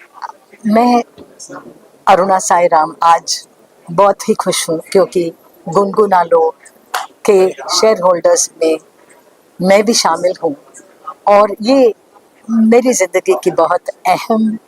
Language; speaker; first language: Hindi; non-native, local second language; Tamil